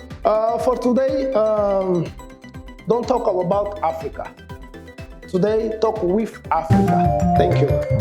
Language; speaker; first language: English; non-native, learner; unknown